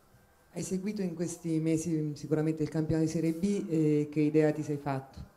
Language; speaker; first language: Italian; native; Italian